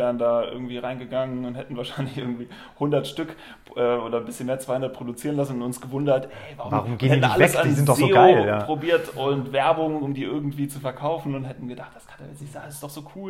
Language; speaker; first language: German; native; German